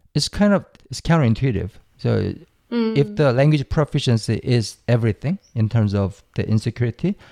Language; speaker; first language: English; non-native, fluent; Korean